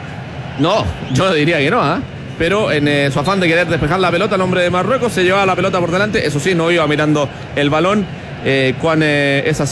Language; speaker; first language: Spanish; native; Spanish